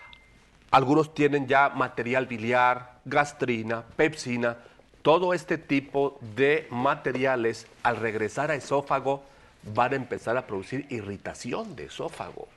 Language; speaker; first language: Spanish; native; Spanish